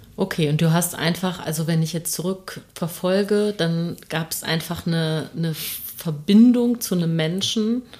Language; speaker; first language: German; native; German